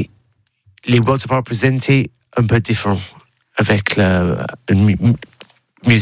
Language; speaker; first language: French; non-native, learner; English